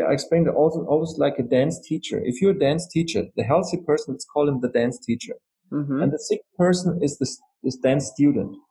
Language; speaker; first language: English; non-native, fluent; German